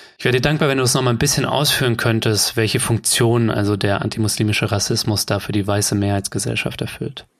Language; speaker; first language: German; native; German